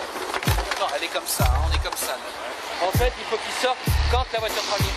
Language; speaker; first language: French; native; French